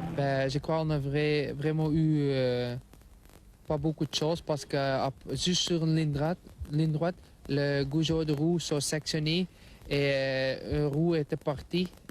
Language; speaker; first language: French; non-native, local second language; Dutch